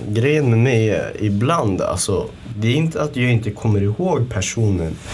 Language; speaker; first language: Swedish; early bilingual, other home language; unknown